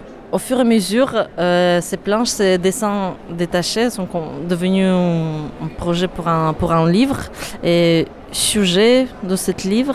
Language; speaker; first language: French; non-native, fluent; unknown